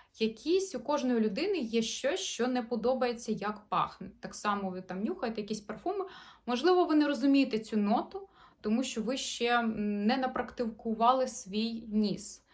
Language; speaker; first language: Ukrainian; non-native, local second language; Russian